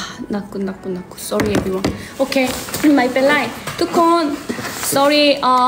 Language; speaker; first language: English; non-native, learner; Korean